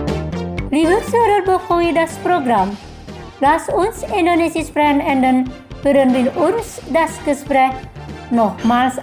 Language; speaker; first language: German; non-native, fluent; Indonesian